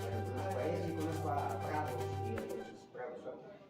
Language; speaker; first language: Spanish; non-native, local second language; Galician